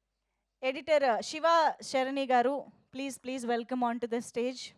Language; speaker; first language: Telugu; native; Telugu